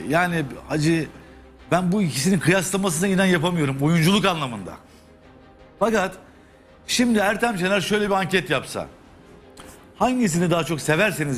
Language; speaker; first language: Turkish; native; Turkish